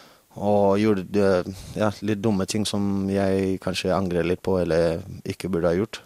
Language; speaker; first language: Norwegian; non-native, fluent; English